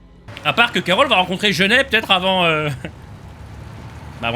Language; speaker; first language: French; native; French